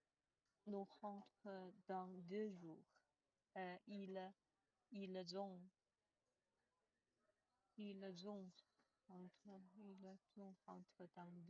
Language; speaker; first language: French; non-native, learner; Chinese